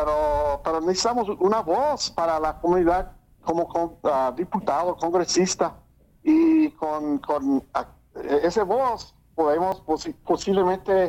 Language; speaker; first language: Spanish; early bilingual, heritage; Spanish